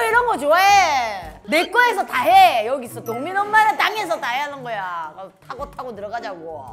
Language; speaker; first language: Korean; native; Korean